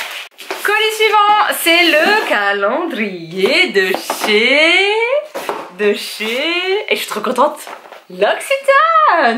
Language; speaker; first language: French; native; French